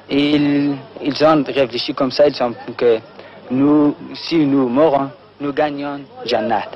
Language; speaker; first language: French; non-native, learner; Persian